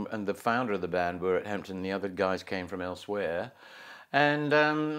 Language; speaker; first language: English; native; English